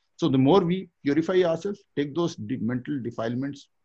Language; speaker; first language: English; non-native, local second language; Hindi